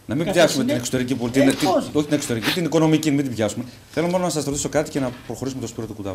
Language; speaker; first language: Greek; native; Greek